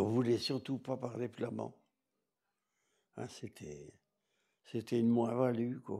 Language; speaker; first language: French; non-native, local second language; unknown